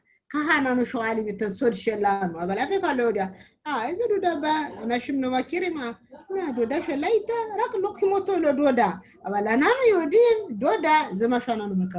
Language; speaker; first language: Hebrew; non-native, learner; Amharic